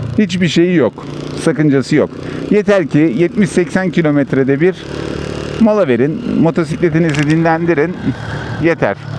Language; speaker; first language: Turkish; early bilingual, heritage; Turkish